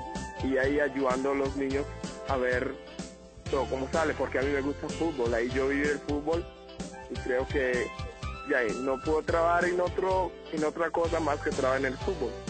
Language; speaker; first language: Spanish; non-native, fluent; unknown